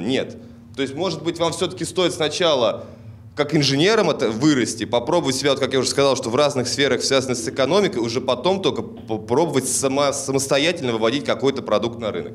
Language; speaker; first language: Russian; native; Russian